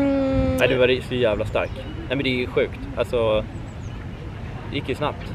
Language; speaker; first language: Swedish; native; Swedish